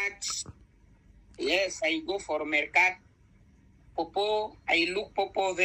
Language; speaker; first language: English; non-native, learner; Fang